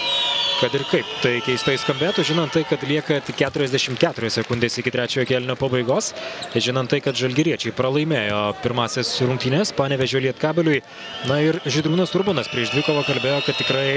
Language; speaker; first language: Lithuanian; native; Lithuanian